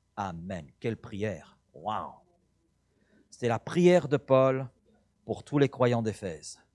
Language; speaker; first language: French; native; French